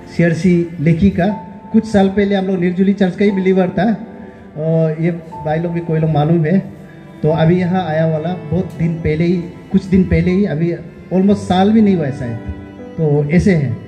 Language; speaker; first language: Hindi; non-native, local second language; Nyishi